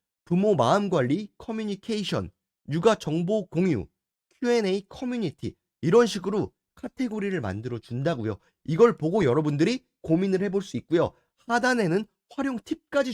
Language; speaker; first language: Korean; native; Korean